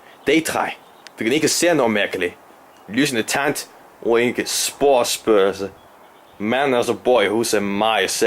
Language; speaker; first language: Danish; non-native, learner; Icelandic